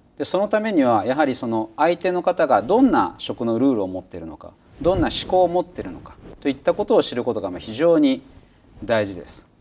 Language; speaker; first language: Japanese; native; Japanese